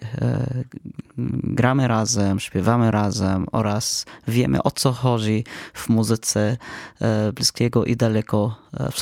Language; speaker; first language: Polish; non-native, fluent; Arabic